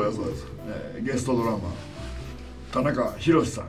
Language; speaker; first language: Japanese; native; Japanese